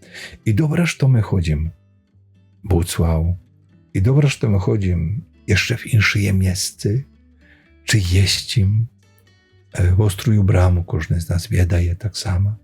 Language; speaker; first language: Polish; non-native, learner; Belarusian